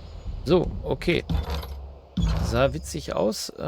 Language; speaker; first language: German; native; German